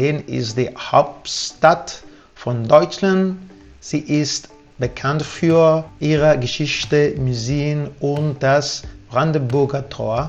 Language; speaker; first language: German; non-native, fluent; Spanish